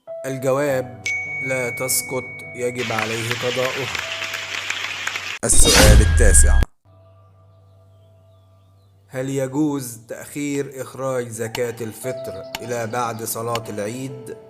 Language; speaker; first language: Arabic; native; Arabic